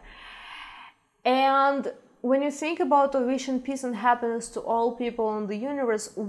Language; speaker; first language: English; non-native, fluent; Ukrainian